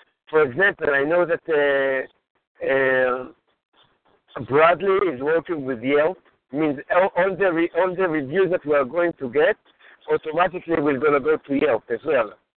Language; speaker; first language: English; non-native, fluent; Hebrew